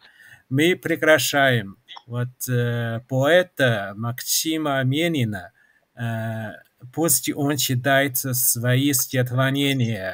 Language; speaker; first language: Russian; non-native, fluent; Chinese